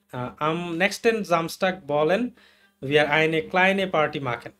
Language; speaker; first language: German; non-native, learner; Bangla